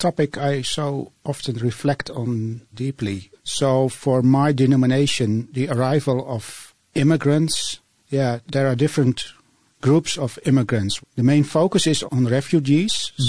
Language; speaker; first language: English; non-native, fluent; Dutch